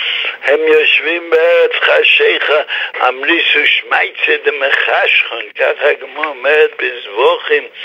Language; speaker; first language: Hebrew; non-native, fluent; English